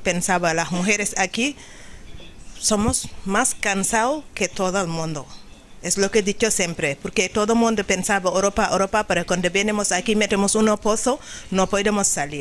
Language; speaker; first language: Spanish; non-native, learner; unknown